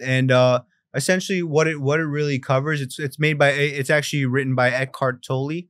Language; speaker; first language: English; early bilingual, other home language; Spanish